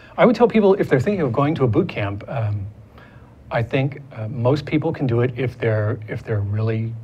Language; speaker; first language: English; native; English